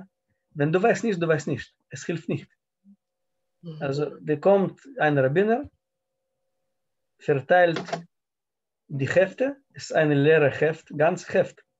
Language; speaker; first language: German; non-native, learner; Russian